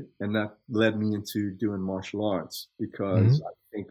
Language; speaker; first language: English; native; English